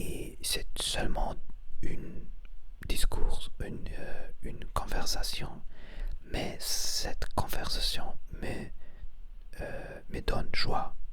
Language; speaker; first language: French; non-native, learner; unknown